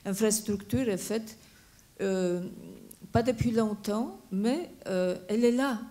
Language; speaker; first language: French; non-native, fluent; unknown